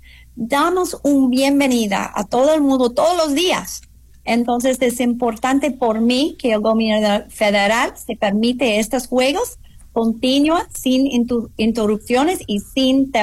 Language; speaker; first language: Spanish; non-native, fluent; English